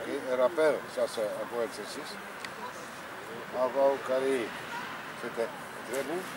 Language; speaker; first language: French; non-native, local second language; Dutch